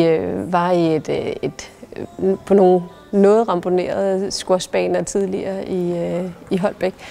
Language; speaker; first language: Danish; native; Danish